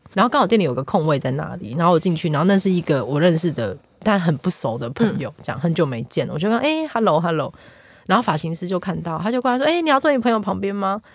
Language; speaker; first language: Chinese; native; Chinese